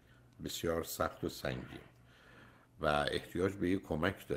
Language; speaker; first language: Persian; native; Persian